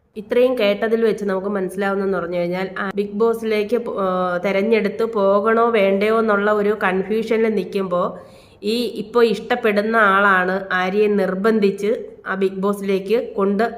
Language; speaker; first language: Malayalam; native; Malayalam